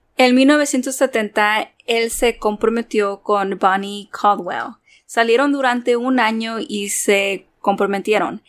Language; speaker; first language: Spanish; early bilingual, heritage; Spanish